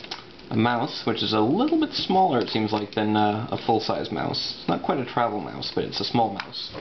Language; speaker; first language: English; native; English